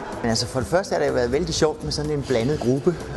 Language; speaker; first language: Danish; native; Danish